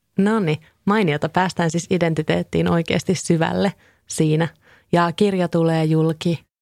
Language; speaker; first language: Finnish; native; Finnish